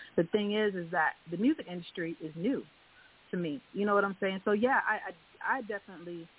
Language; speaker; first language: English; native; English